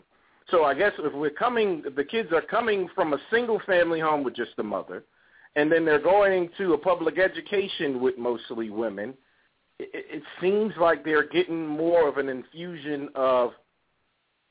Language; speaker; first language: English; native; English